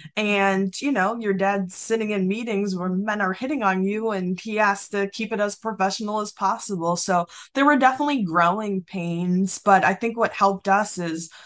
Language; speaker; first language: English; native; English